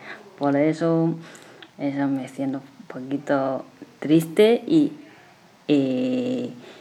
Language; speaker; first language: Spanish; non-native, learner; Chinese